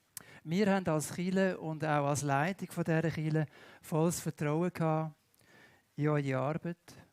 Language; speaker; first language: German; native; German